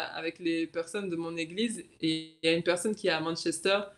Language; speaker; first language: French; native; French